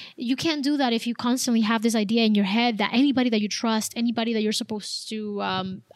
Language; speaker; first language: English; early bilingual, other home language; Spanish